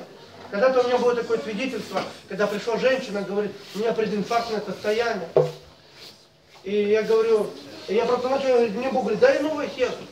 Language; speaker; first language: Russian; native; Russian